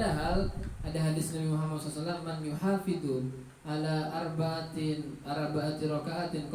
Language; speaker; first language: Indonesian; non-native, local second language; Javanese